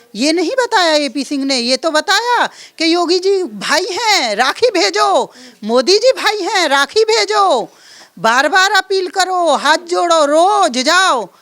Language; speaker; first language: Hindi; native; Hindi